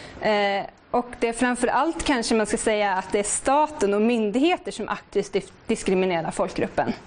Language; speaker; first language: Swedish; native; Swedish